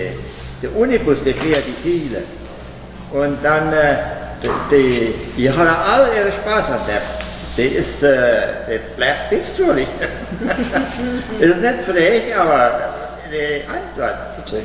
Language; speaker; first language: German; early bilingual, heritage; German